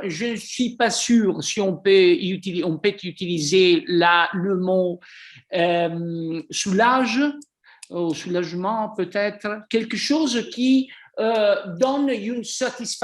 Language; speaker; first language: French; non-native, fluent; Italian